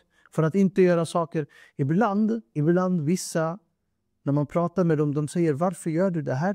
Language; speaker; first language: Swedish; non-native, fluent; Urdu